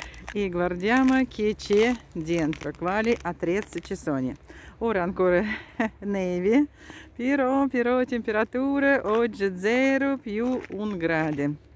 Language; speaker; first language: Italian; non-native, fluent; Russian